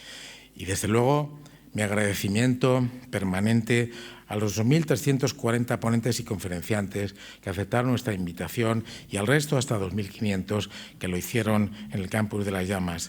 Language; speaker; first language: Spanish; native; Spanish